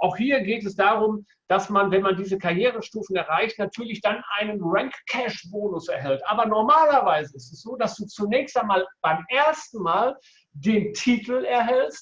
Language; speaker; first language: German; native; German